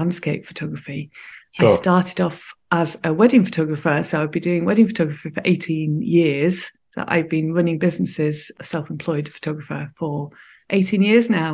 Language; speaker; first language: English; native; English